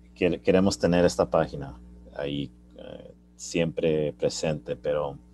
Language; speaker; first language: Spanish; early bilingual, heritage; Spanish